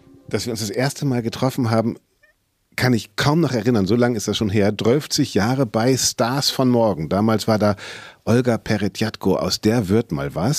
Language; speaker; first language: German; native; German